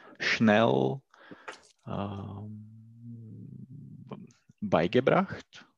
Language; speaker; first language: German; non-native, learner; Czech